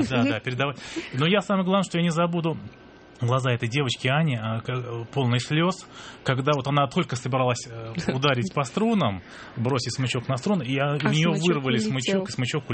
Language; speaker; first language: Russian; native; Russian